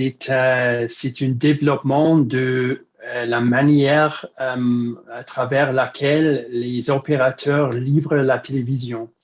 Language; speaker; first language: French; non-native, fluent; English